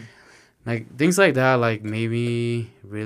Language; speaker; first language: English; non-native, fluent; Spanish